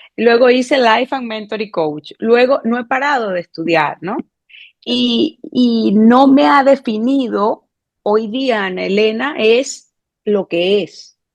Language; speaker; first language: Spanish; native; Spanish